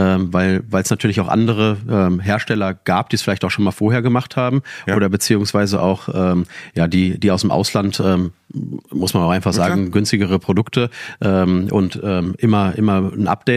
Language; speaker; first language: German; native; German